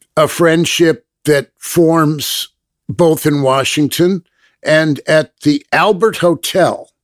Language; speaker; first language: English; native; English